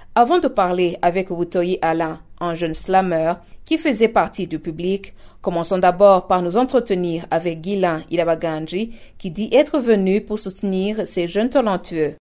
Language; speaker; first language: French; non-native, local second language; Rundi